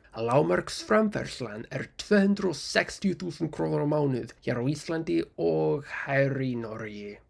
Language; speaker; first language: Icelandic; non-native, fluent; English